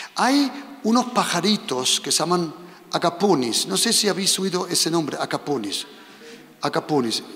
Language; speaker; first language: Spanish; early bilingual, heritage; Spanish